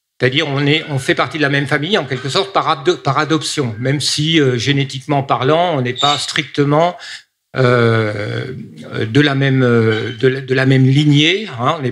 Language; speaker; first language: French; native; French